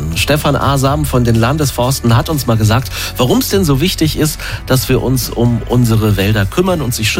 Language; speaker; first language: German; native; German